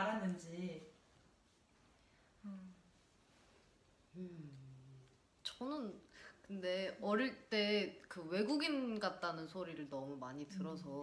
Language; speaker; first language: Korean; non-native, fluent; Japanese